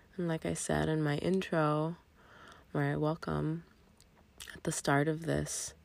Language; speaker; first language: English; native; English